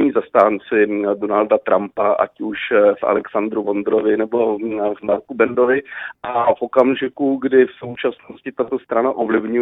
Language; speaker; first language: Czech; native; Czech